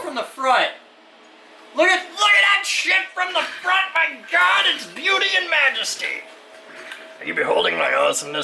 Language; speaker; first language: English; native; English